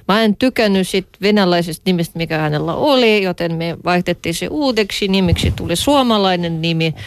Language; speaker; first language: Finnish; non-native, fluent; Russian